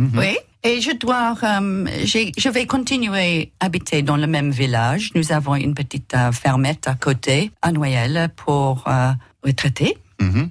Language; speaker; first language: French; non-native, learner; English